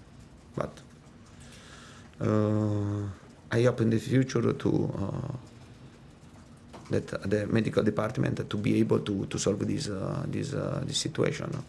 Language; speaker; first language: English; non-native, fluent; Italian